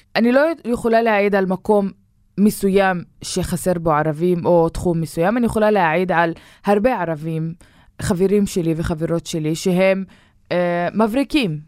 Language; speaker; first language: Hebrew; non-native, local second language; Arabic